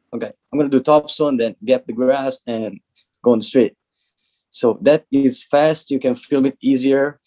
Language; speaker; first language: English; non-native, learner; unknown